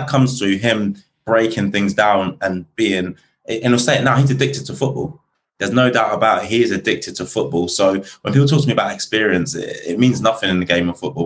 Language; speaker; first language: English; native; English